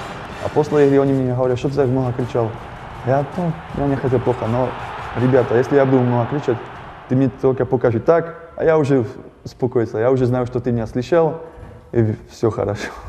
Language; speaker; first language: Russian; non-native, learner; Slovak